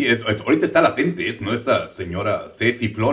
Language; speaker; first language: Spanish; native; Spanish